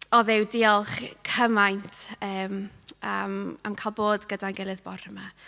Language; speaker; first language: Welsh; non-native, local second language; English